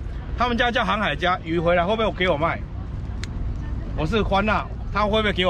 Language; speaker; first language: Chinese; native; Chinese